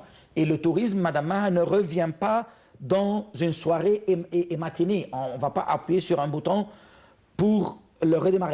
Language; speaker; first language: French; non-native, fluent; Arabic